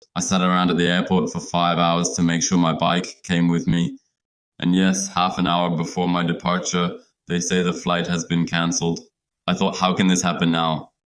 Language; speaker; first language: English; non-native, fluent; German